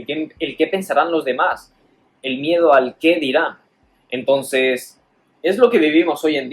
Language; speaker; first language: Spanish; native; Spanish